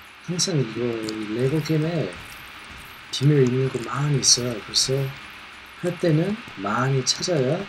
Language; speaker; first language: Korean; non-native, learner; English